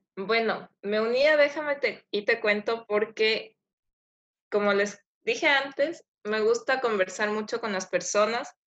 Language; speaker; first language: Spanish; native; Spanish